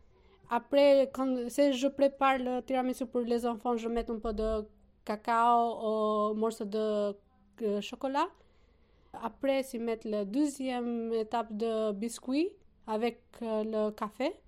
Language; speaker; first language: French; non-native, learner; Albanian